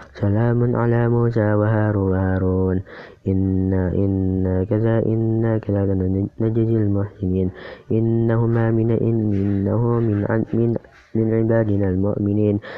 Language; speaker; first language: Arabic; non-native, learner; Indonesian